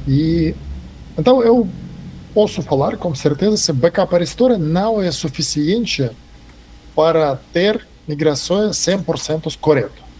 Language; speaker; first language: Portuguese; non-native, fluent; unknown